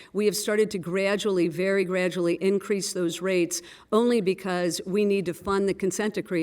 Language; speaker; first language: English; native; English